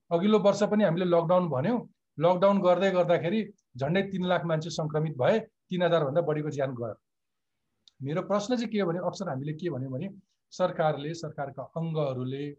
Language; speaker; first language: Nepali; native; Nepali